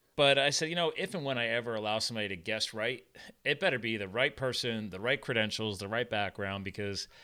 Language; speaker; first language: English; native; English